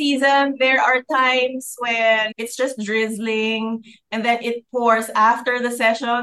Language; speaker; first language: English; non-native, local second language; Filipino